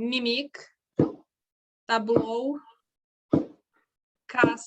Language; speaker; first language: Romanian; non-native, learner; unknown